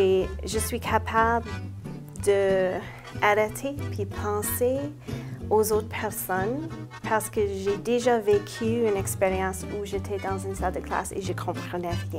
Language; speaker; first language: French; non-native, local second language; English